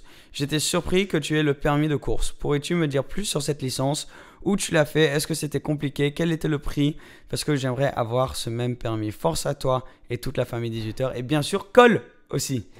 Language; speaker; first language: French; native; French